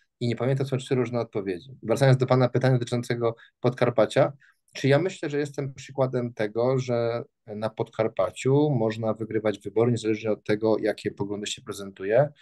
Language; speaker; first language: Polish; native; Polish